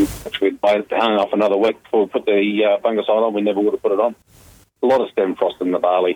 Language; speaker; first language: English; native; English